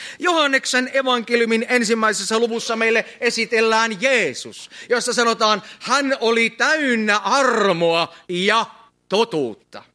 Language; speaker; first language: Finnish; native; Finnish